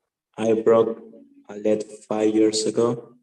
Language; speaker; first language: English; non-native, learner; Spanish